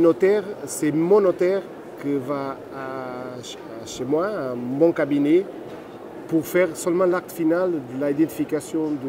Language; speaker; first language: French; non-native, fluent; Portuguese